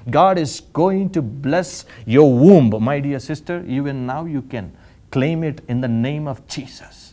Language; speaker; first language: English; non-native, local second language; Telugu